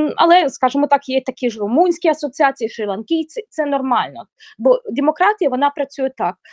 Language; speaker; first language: Ukrainian; non-native, local second language; Russian